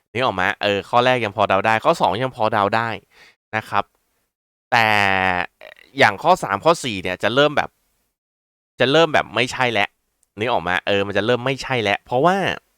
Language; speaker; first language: Thai; native; Thai